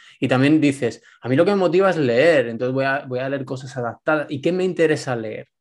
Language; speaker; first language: Spanish; native; Spanish